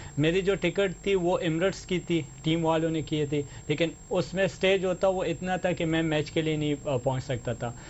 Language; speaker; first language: Hindi; non-native, local second language; Pashto